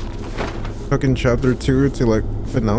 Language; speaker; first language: English; native; English